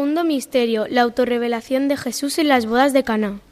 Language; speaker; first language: Spanish; native; Spanish